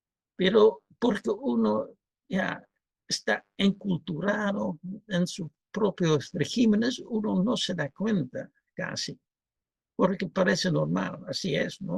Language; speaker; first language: Spanish; non-native, fluent; Dutch